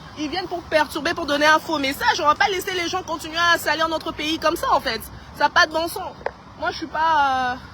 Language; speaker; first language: French; non-native, local second language; Lingala